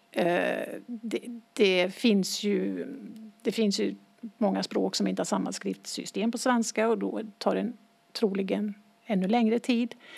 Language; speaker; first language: Swedish; native; Swedish